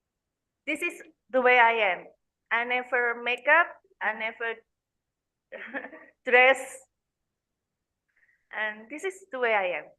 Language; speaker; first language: English; non-native, learner; Indonesian